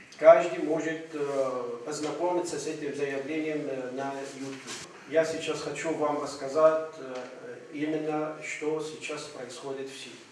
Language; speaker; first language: Russian; non-native, fluent; Arabic